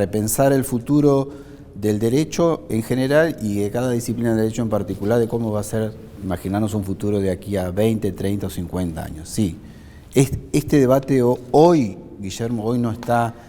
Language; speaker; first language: Spanish; native; Spanish